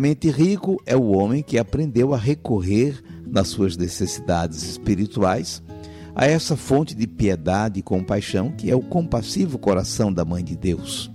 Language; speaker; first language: Portuguese; native; Portuguese